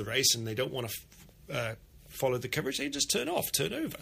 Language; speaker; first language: English; native; English